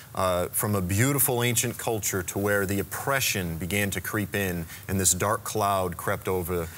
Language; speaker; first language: English; native; English